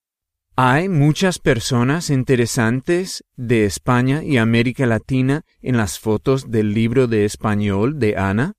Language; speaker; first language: Spanish; non-native, fluent; English